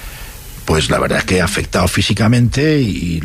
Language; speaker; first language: Spanish; native; Spanish